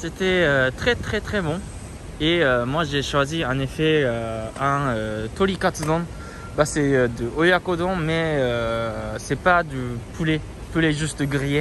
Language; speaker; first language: French; non-native, fluent; Japanese